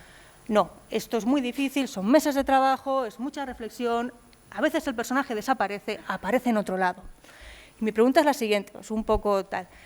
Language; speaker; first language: Spanish; native; Spanish